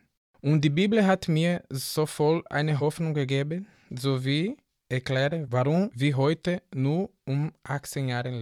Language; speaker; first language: German; non-native, learner; Portuguese